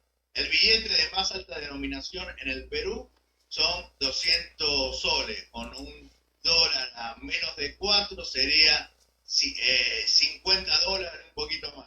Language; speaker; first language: Spanish; native; Spanish